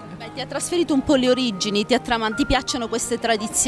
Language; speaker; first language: Italian; native; Italian